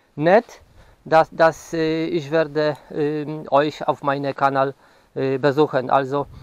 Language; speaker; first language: German; non-native, learner; Polish